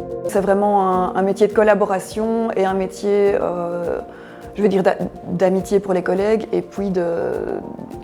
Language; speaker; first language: French; native; French